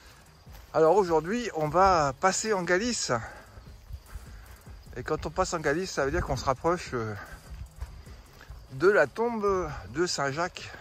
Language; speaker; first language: French; native; French